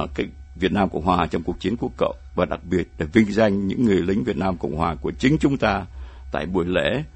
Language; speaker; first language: Vietnamese; native; Vietnamese